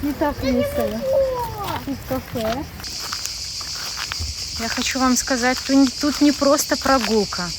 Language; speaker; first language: Russian; native; Russian